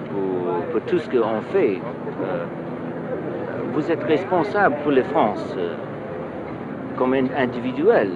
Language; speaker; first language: French; non-native, fluent; English